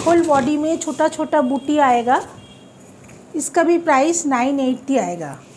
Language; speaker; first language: Hindi; non-native, local second language; Bangla